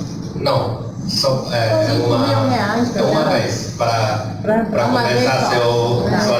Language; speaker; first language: Portuguese; non-native, learner; Chinese